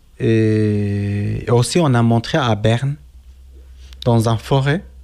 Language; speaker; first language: French; non-native, learner; Kurdish